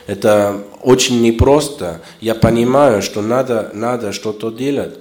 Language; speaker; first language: Russian; non-native, fluent; German